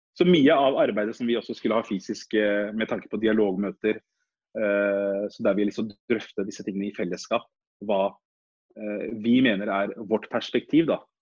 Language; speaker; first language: Norwegian; early bilingual, other home language; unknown